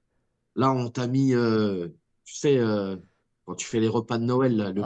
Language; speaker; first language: French; native; French